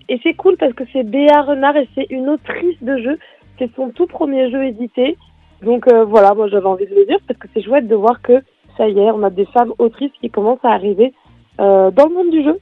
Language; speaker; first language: French; native; French